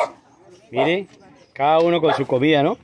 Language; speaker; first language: Spanish; native; Spanish